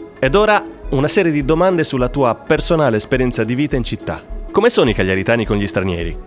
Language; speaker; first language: Italian; native; Italian